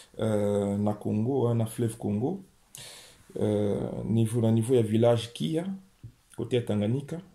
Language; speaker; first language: French; non-native, local second language; Lingala